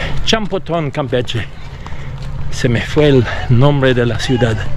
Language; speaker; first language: Spanish; non-native, learner; English